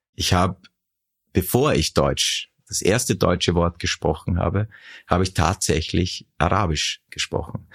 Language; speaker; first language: German; early bilingual, other home language; Arabic